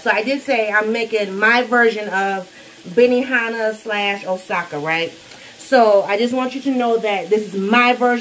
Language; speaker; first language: English; native; English